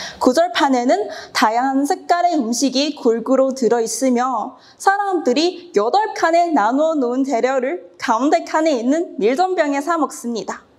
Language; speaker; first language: Korean; non-native, fluent; Cantonese